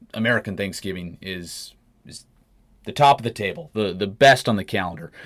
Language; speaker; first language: English; native; English